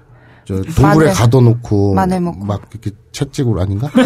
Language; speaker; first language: Korean; native; Korean